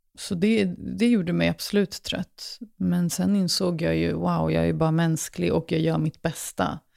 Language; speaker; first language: Swedish; early bilingual, other home language; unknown